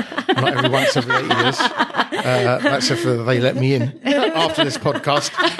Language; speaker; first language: English; early bilingual, other home language; Hindi